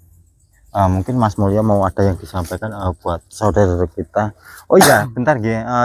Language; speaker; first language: Indonesian; native; Indonesian